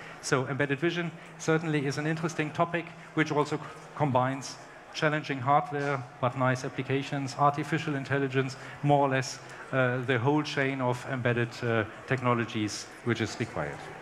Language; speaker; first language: English; non-native, fluent; German